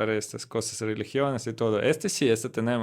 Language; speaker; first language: Spanish; non-native, learner; Russian